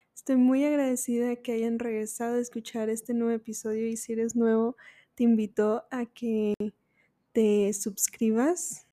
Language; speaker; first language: Spanish; early bilingual, heritage; Spanish